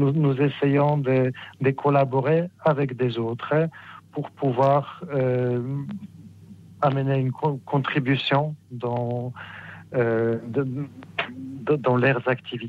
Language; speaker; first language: French; non-native, fluent; Polish